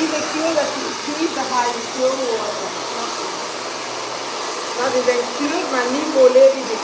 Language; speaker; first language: Dutch; non-native, learner; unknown